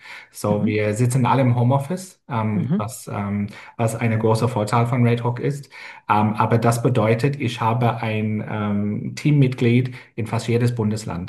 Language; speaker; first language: German; non-native, fluent; English